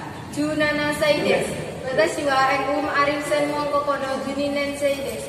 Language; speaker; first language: Japanese; non-native, learner; Indonesian